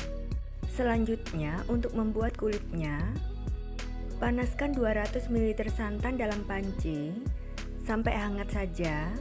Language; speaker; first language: Indonesian; native; Indonesian